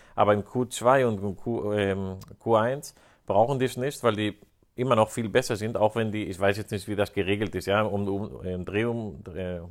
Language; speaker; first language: German; non-native, fluent; Spanish